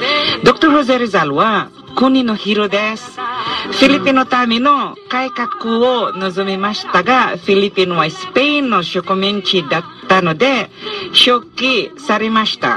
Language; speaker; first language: Japanese; non-native, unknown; Cebuano